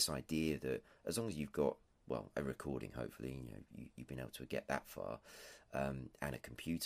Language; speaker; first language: English; native; English